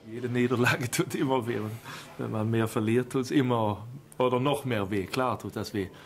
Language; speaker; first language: German; non-native, fluent; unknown